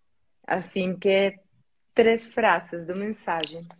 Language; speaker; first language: Portuguese; non-native, learner; Spanish